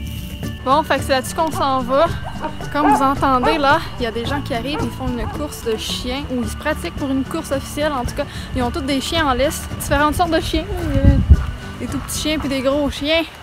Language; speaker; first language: French; native; French